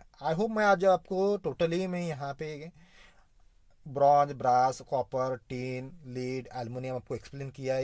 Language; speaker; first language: Hindi; non-native, local second language; Marathi